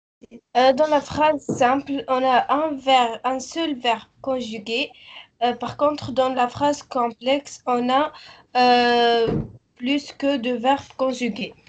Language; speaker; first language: French; non-native, learner; Arabic